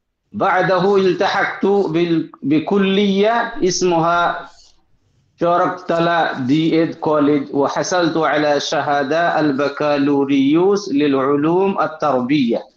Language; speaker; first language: Arabic; non-native, learner; Bangla